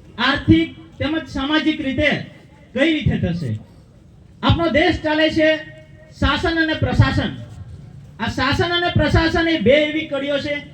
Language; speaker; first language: Gujarati; non-native, local second language; Rathawi